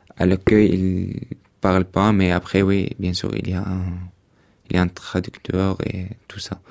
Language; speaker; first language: French; non-native, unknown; Arabic